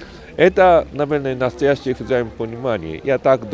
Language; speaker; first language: Russian; non-native, learner; Japanese